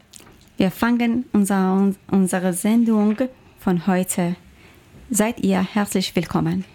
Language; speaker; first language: German; non-native, fluent; Persian